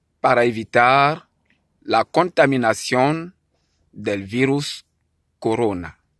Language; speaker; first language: Spanish; non-native, learner; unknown